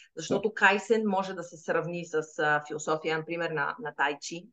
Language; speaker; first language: Bulgarian; native; Bulgarian